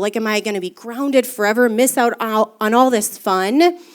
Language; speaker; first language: English; native; English